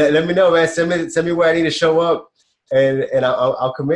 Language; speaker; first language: English; native; English